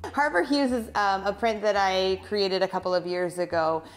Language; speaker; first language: English; native; English